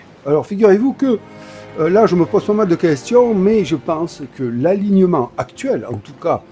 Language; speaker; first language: French; native; French